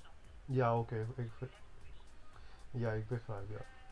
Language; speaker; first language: Dutch; non-native, learner; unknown